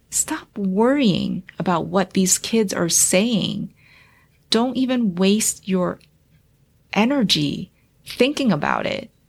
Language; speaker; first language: English; early bilingual, other home language; Chinese